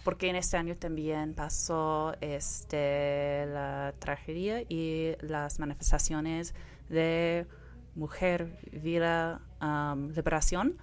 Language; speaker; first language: Spanish; non-native, fluent; English